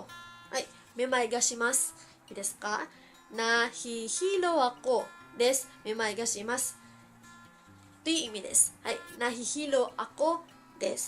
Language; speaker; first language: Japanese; early bilingual, heritage; Filipino